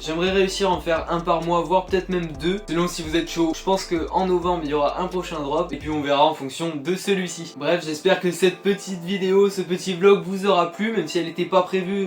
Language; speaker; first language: French; native; French